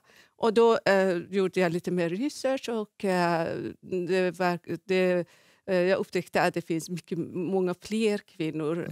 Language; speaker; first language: Swedish; non-native, fluent; Persian